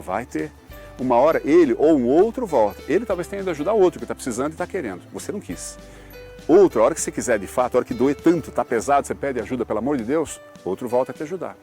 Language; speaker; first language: Portuguese; native; Portuguese